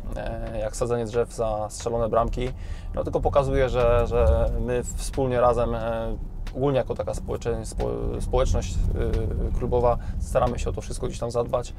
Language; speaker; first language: Polish; native; Polish